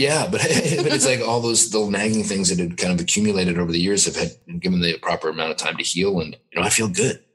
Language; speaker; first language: English; native; English